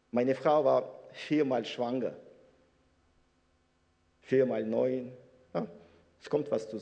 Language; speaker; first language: German; non-native, fluent; Russian